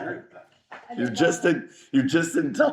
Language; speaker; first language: English; native; English